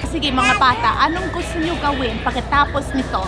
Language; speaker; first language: Filipino; early bilingual, heritage; Filipino